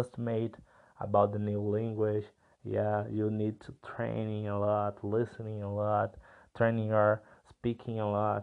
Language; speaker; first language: English; non-native, learner; Portuguese